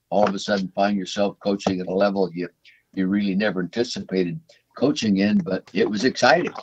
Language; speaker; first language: English; native; English